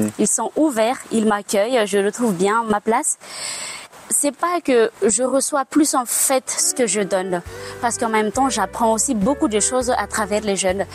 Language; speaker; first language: French; non-native, local second language; Malagasy